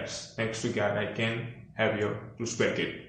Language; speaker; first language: English; non-native, learner; Haitian Creole